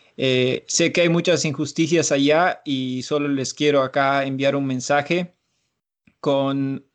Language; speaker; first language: Spanish; early bilingual, heritage; Spanish